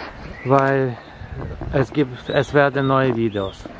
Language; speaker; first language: German; non-native, learner; Ukrainian